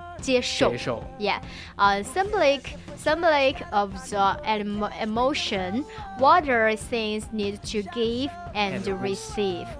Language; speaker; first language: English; non-native, learner; Chinese